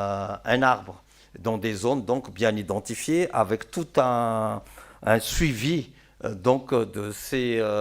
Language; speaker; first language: French; non-native, local second language; Malagasy